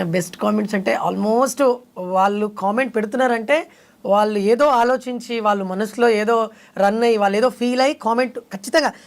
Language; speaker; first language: Telugu; non-native, local second language; Lambadi